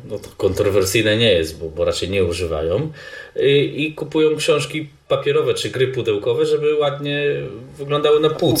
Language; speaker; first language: Polish; native; Polish